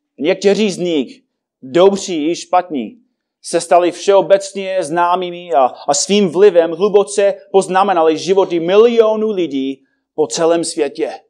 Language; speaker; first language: Czech; non-native, fluent; English